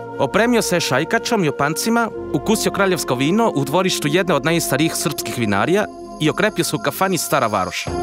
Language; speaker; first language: Croatian; non-native, fluent; Spanish